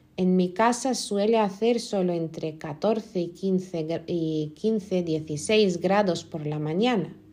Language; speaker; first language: Spanish; non-native, fluent; Lithuanian